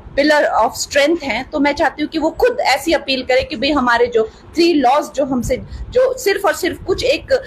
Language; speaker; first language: Hindi; native; Hindi